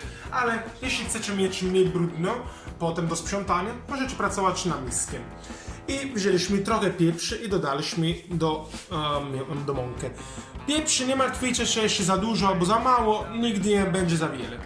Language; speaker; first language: Polish; non-native, learner; Italian